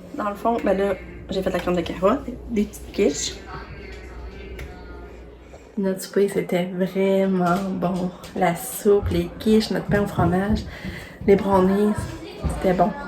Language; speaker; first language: French; native; French